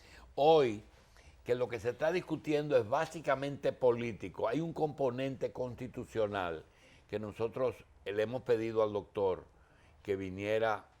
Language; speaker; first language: Spanish; native; Spanish